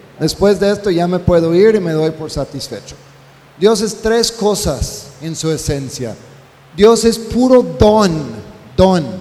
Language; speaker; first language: Spanish; non-native, fluent; English